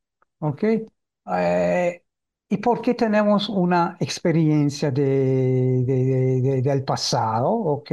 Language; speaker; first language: Spanish; early bilingual, heritage; Ladino